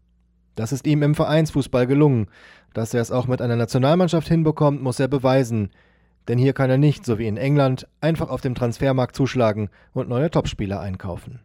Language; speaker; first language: German; native; German